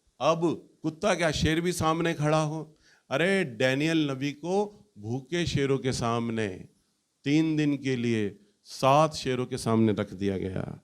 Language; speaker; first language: Hindi; native; Hindi